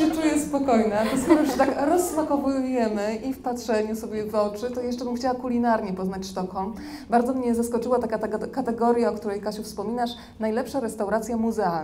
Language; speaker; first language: Polish; native; Polish